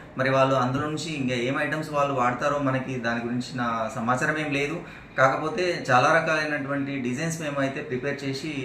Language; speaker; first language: Telugu; native; Telugu